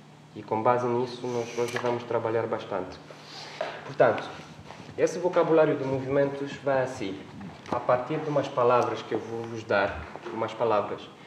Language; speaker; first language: Portuguese; non-native, fluent; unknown